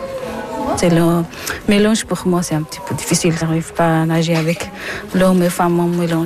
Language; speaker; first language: French; non-native, learner; Persian